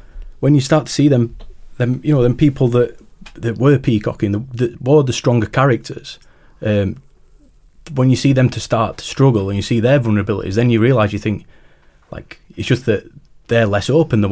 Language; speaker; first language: English; native; English